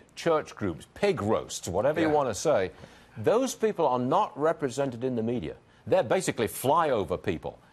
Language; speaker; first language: English; native; English